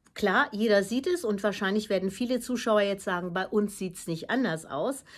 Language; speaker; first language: German; native; German